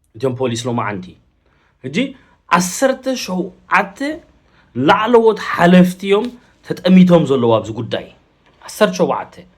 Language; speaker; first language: Tigrinya; early bilingual, heritage; Tigrinya